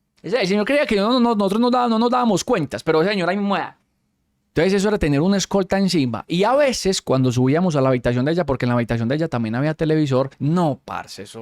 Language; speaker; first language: Spanish; native; Spanish